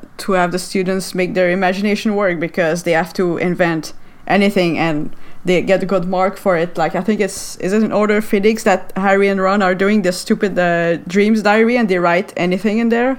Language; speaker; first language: English; non-native, fluent; French